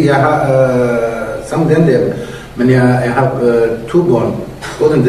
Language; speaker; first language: Danish; non-native, learner; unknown